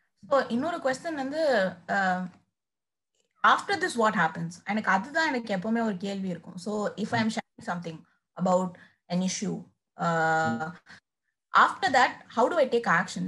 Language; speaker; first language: English; non-native, local second language; Tamil